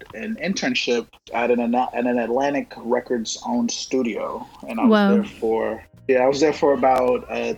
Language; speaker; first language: English; native; English